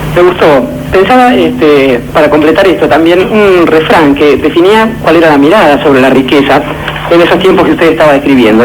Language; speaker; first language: Spanish; native; Spanish